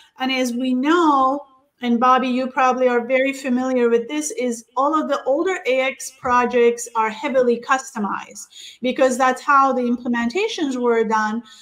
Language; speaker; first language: English; non-native, fluent; Turkish